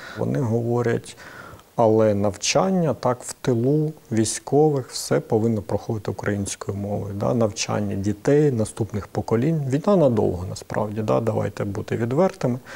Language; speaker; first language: Ukrainian; native; Ukrainian